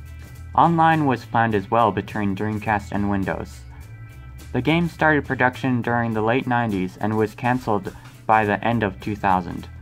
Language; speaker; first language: English; native; English